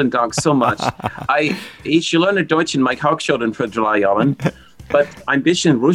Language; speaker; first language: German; non-native, learner; English